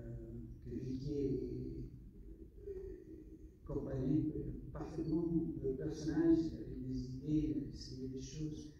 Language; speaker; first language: French; non-native, fluent; English